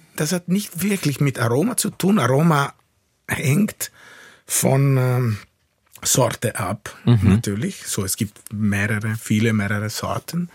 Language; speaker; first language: German; non-native, fluent; Italian